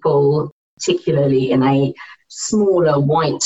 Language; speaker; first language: English; native; English